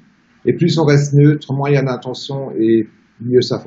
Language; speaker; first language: French; native; French